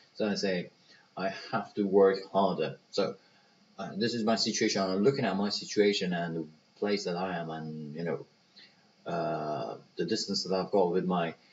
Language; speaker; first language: English; non-native, fluent; Persian